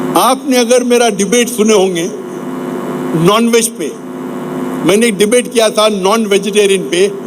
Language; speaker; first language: Urdu; non-native, local second language; Konkani